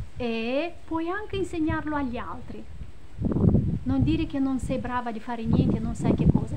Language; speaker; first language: Italian; non-native, fluent; Romanian